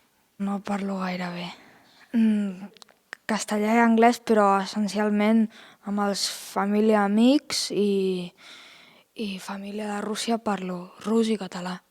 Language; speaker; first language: Catalan; early bilingual, heritage; Russian